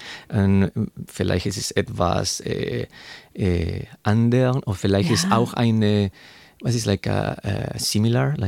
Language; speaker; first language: German; non-native, learner; Spanish